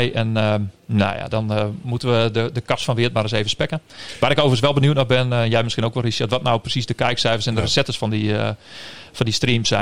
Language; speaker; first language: Dutch; native; Dutch